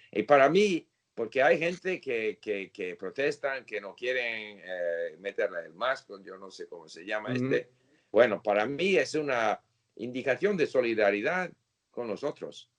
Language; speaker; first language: Spanish; non-native, fluent; English